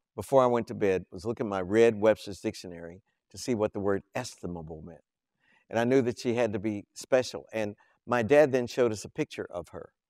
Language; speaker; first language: English; native; English